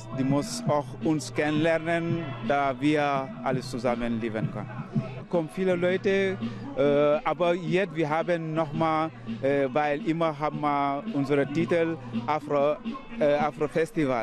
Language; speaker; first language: German; non-native, learner; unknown